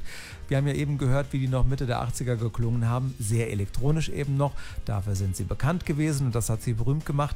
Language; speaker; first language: German; native; German